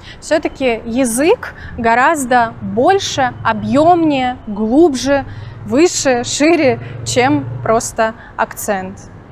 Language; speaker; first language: Russian; native; Russian